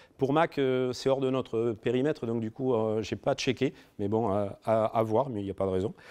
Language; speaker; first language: French; native; French